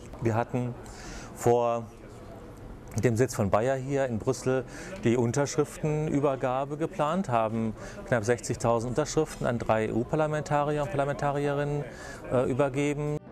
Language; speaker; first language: German; native; German